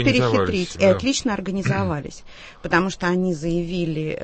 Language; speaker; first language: Russian; native; Russian